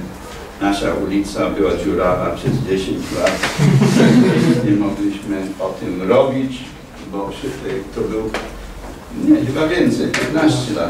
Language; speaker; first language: Polish; non-native, fluent; English